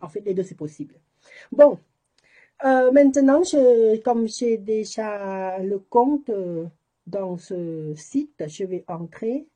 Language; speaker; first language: French; non-native, learner; Thai